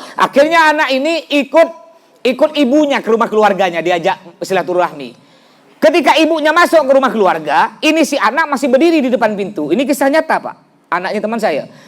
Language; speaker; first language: Indonesian; native; Indonesian